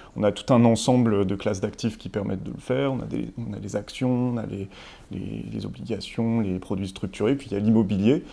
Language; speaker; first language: French; native; French